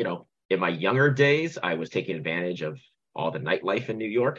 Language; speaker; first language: English; early bilingual, other home language; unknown